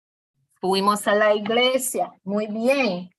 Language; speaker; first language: Spanish; non-native, fluent; English